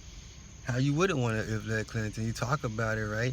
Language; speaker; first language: English; native; English